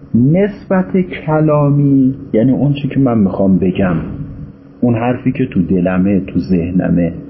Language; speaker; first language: Persian; native; Persian